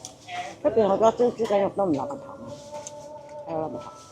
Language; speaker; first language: Cantonese; native; Cantonese